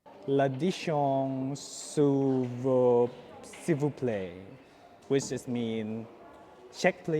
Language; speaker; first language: English; non-native, fluent; Thai